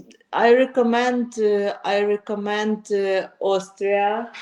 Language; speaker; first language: English; non-native, learner; Ukrainian